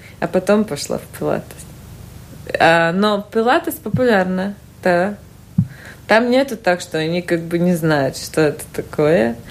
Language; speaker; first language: Russian; non-native, local second language; Latvian